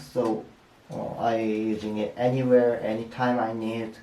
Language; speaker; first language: English; non-native, learner; Korean